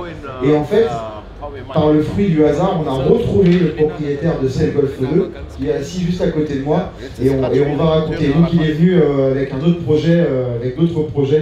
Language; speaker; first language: French; native; French